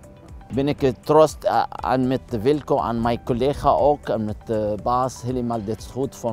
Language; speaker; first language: Dutch; non-native, learner; Arabic